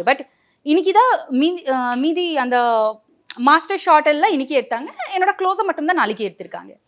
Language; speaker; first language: Tamil; non-native, local second language; Bangla